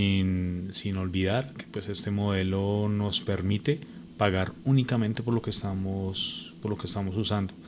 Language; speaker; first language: Spanish; native; Spanish